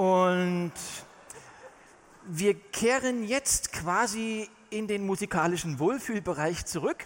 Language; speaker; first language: German; native; German